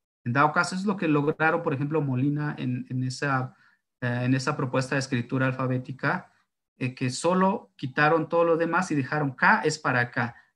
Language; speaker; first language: Spanish; non-native, local second language; Zapotec